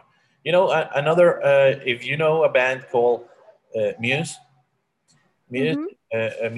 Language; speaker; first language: English; non-native, learner; Spanish